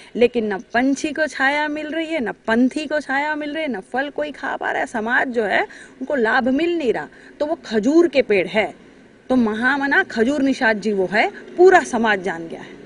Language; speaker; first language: Hindi; native; Hindi